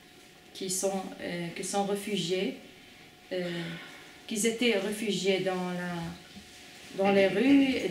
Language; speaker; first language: French; non-native, fluent; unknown